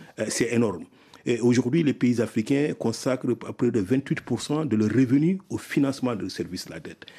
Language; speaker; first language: French; non-native, local second language; Soninke